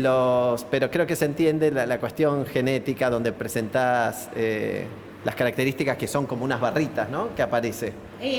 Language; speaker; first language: Spanish; native; Spanish